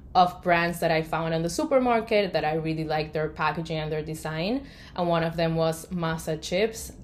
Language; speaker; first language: English; non-native, fluent; Spanish